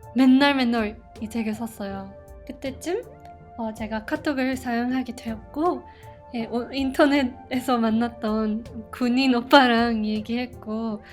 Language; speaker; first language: Korean; non-native, fluent; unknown